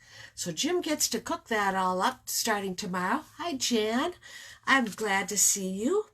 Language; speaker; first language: English; native; English